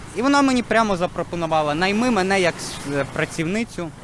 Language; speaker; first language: Ukrainian; native; Ukrainian